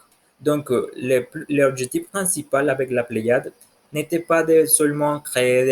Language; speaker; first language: French; non-native, learner; Spanish